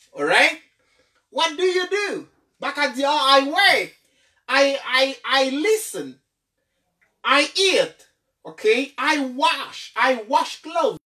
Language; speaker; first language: English; non-native, fluent; Haitian Creole